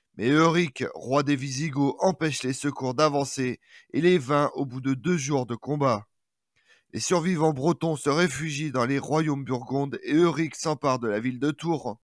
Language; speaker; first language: French; native; French